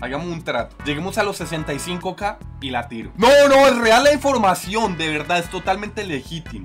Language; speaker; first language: Spanish; native; Spanish